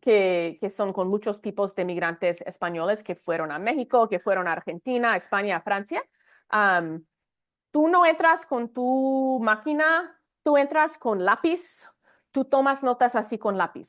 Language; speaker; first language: Spanish; non-native, fluent; English